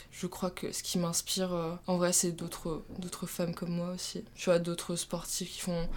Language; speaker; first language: French; native; French